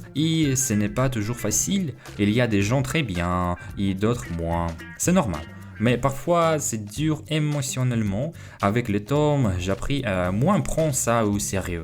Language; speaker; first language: French; non-native, fluent; Russian